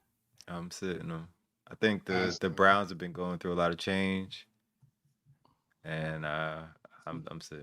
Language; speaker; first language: English; native; English